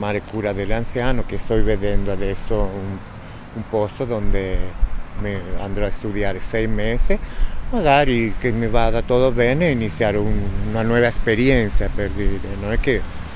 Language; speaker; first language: Italian; non-native, fluent; Spanish